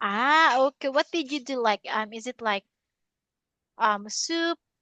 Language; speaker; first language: English; non-native, local second language; Filipino